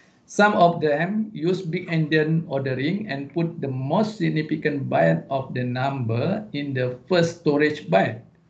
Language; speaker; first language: English; non-native, local second language; Malay